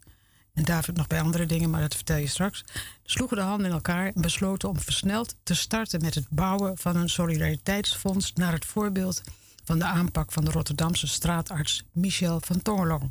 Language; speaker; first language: Dutch; native; Dutch